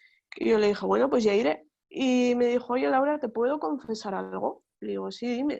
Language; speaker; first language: Spanish; native; Spanish